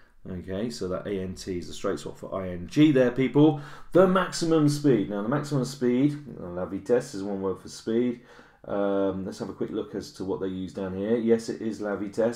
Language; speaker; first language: English; native; English